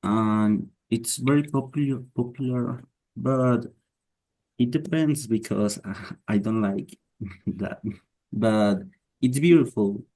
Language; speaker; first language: English; non-native, learner; Spanish